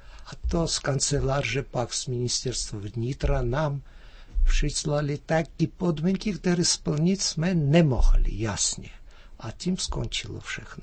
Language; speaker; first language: Czech; early bilingual, heritage; Czech